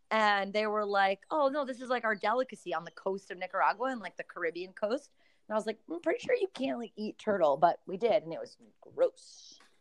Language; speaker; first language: English; native; English